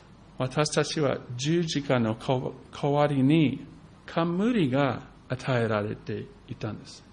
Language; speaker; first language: Japanese; non-native, fluent; English